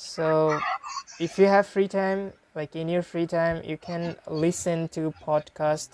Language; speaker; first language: English; non-native, fluent; Bangla